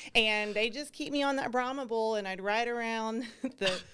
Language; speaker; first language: English; native; English